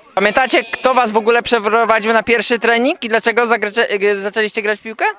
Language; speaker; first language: Polish; native; Polish